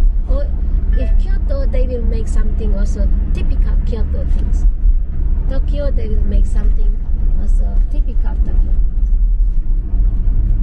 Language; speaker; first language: English; non-native, learner; Indonesian